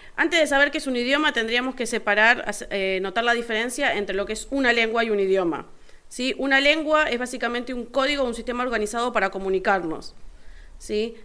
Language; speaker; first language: Spanish; native; Spanish